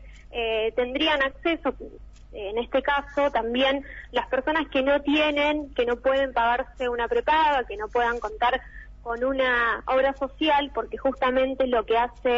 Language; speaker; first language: Spanish; native; Spanish